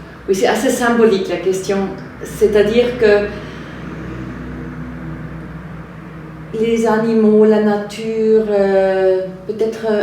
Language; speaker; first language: French; non-native, fluent; German